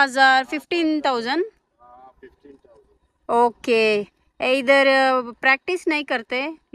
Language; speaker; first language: Hindi; non-native, local second language; Telugu